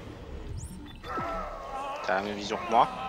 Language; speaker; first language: French; native; French